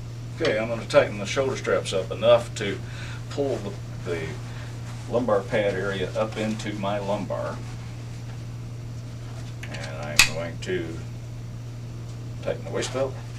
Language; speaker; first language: English; native; English